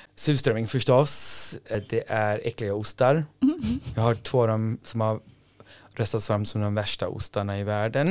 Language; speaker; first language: Swedish; non-native, fluent; Icelandic